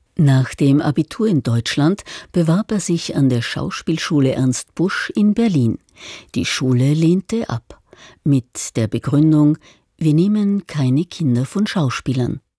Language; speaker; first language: German; native; German